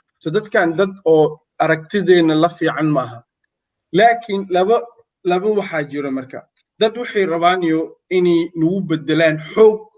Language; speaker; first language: Somali; native; Somali